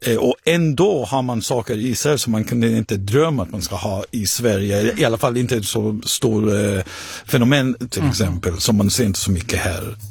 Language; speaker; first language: Swedish; non-native, fluent; Hebrew